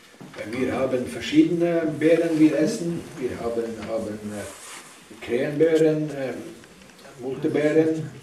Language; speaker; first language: German; non-native, learner; Northern Sami